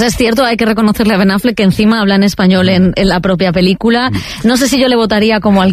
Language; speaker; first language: Spanish; native; Spanish